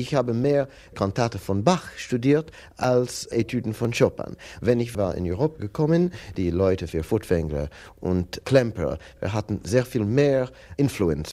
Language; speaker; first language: German; non-native, fluent; English